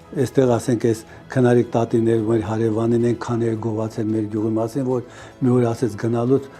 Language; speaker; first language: Armenian; native; Armenian